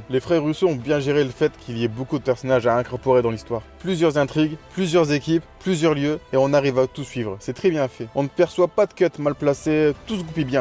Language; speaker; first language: French; native; French